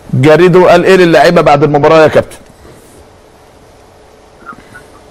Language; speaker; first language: Arabic; native; Arabic